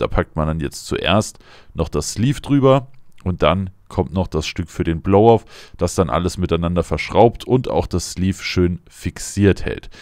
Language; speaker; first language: German; native; German